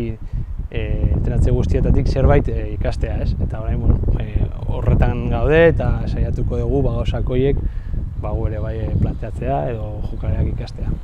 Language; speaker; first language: Basque; non-native, local second language; Spanish